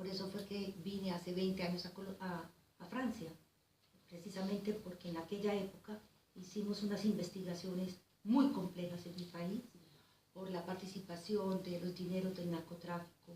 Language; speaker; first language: Spanish; native; Spanish